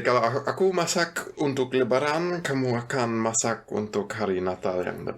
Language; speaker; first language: Indonesian; non-native, fluent; German